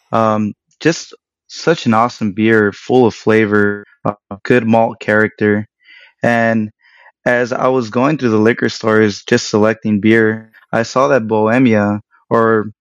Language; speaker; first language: English; early bilingual, other home language; Spanish